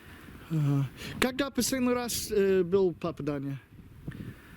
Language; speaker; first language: Russian; non-native, learner; English